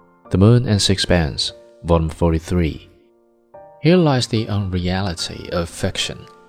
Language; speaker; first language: English; non-native, fluent; Chinese